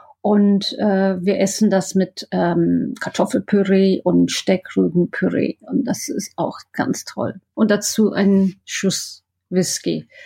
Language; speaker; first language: German; non-native, fluent; English